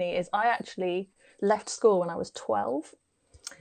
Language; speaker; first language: English; native; English